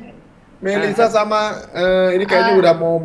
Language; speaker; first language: Indonesian; native; Indonesian